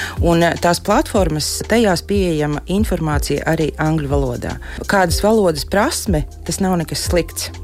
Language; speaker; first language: Latvian; native; Latvian